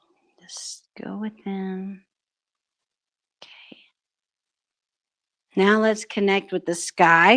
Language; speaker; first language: English; native; English